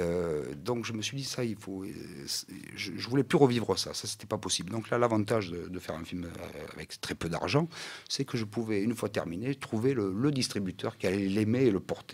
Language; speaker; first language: French; native; French